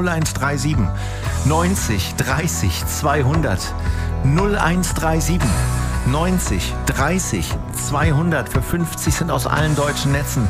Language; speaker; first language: German; native; German